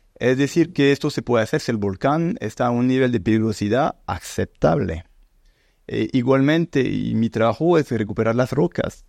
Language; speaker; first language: Spanish; non-native, fluent; French